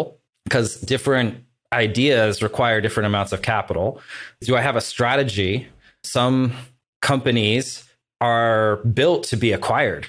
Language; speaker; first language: English; native; English